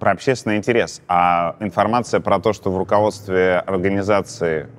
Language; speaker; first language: Russian; native; Russian